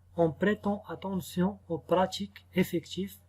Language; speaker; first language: French; non-native, local second language; Arabic